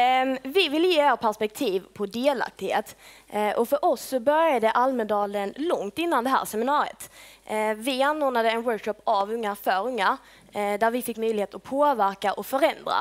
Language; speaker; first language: Swedish; native; Swedish